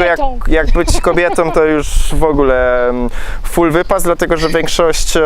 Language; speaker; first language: Polish; native; Polish